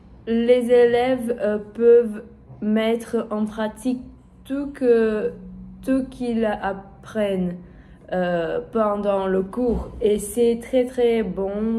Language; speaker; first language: French; non-native, learner; Portuguese